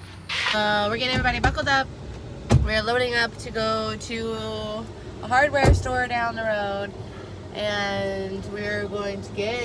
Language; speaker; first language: English; native; English